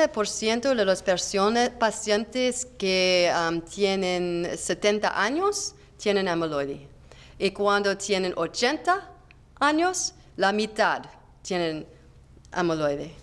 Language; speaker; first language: Spanish; non-native, learner; English